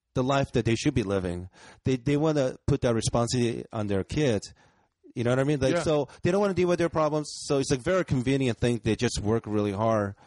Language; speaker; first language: English; early bilingual, other home language; Japanese